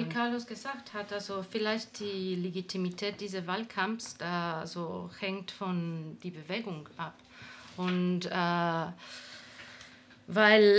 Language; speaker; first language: German; non-native, fluent; Spanish